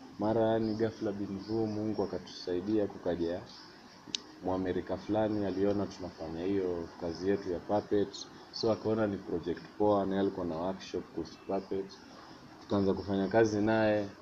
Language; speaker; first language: Swahili; non-native, local second language; Giryama